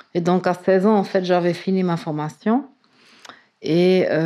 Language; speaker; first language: French; native; French